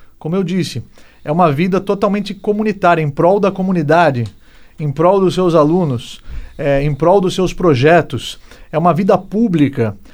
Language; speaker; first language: Portuguese; native; Portuguese